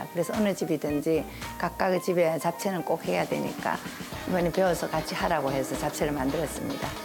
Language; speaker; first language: Korean; native; Korean